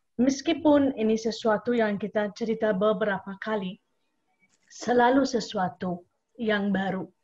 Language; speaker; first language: Indonesian; non-native, fluent; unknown